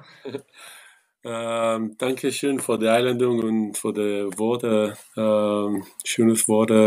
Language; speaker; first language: German; non-native, learner; Hebrew